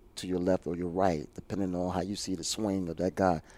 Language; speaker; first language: English; native; English